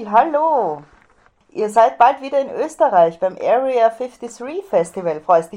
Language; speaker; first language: German; native; German